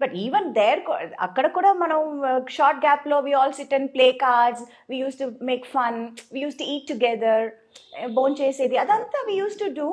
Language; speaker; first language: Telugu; non-native, local second language; Tamil